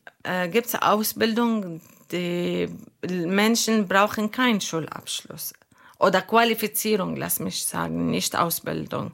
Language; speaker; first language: German; non-native, learner; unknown